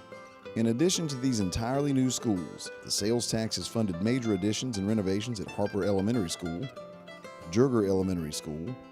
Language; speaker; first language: English; native; English